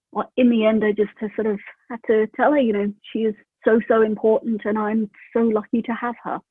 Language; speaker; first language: English; native; English